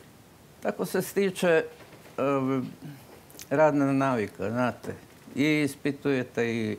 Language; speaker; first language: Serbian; non-native, local second language; Slovak